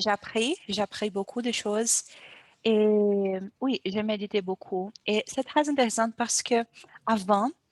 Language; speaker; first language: French; non-native, learner; Portuguese